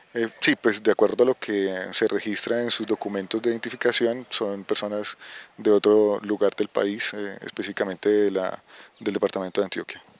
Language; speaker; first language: Spanish; native; Spanish